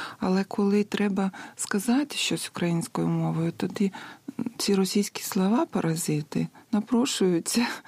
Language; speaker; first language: Ukrainian; non-native, fluent; Lithuanian